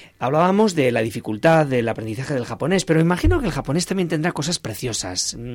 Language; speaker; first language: Spanish; native; Spanish